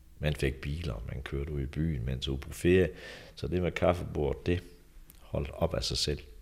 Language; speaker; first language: Danish; native; Danish